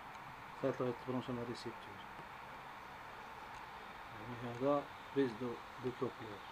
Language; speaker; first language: Arabic; native; Arabic